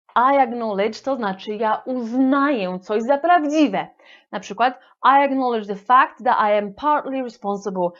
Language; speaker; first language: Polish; native; Polish